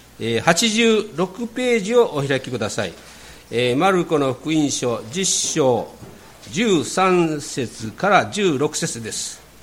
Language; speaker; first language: Japanese; native; Japanese